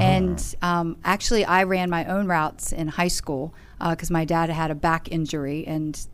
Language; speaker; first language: English; native; English